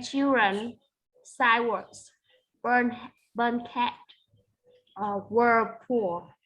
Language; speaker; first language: English; non-native, learner; Vietnamese